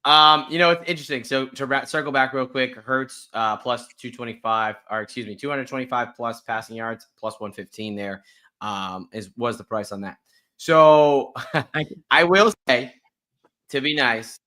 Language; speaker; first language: English; native; English